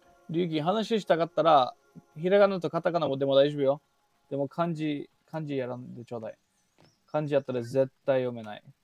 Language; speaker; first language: Japanese; early bilingual, heritage; Japanese